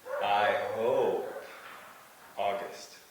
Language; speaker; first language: English; native; English